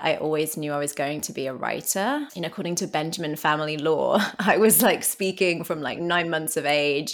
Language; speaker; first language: English; native; English